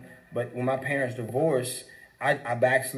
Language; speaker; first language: English; native; English